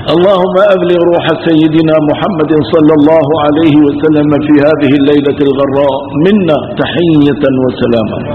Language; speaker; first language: Arabic; early bilingual, other home language; Kurdish